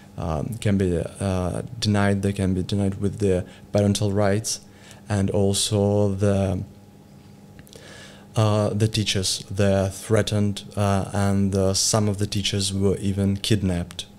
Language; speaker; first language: English; non-native, learner; Ukrainian